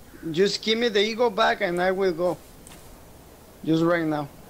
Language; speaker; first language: English; non-native, fluent; Spanish